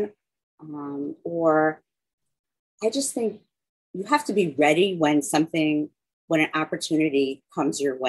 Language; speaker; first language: English; native; English